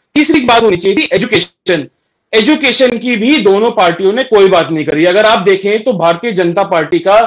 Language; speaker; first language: Hindi; native; Hindi